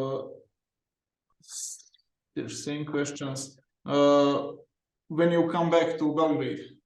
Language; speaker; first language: English; non-native, learner; Serbian